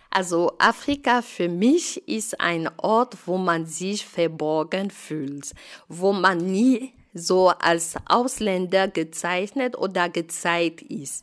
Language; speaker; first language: German; non-native, fluent; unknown